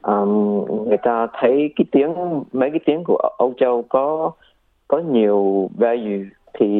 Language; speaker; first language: Vietnamese; early bilingual, heritage; Vietnamese